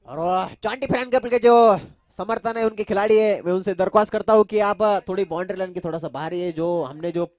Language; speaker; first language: Hindi; non-native, local second language; Marathi